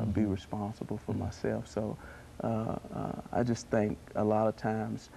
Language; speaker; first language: English; native; English